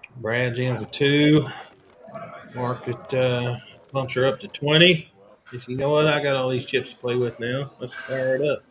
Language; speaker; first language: English; native; English